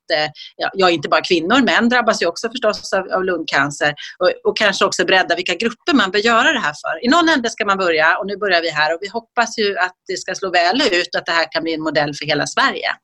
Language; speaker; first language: Swedish; native; Swedish